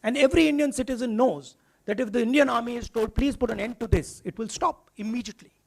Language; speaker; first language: English; non-native, local second language; Hindi